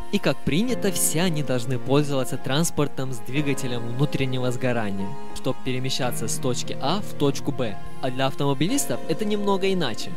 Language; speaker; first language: Russian; non-native, fluent; Turkish